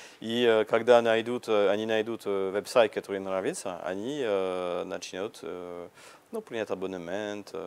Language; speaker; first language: Russian; non-native, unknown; French